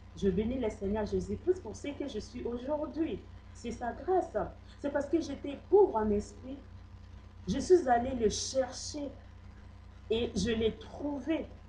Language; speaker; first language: French; non-native, local second language; Lingala